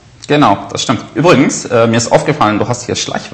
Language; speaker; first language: German; native; German